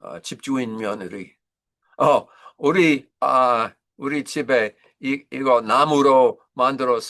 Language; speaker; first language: Korean; non-native, learner; English